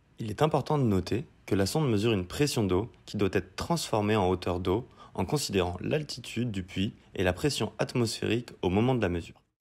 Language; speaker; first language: French; native; French